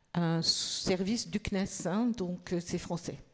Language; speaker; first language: French; native; French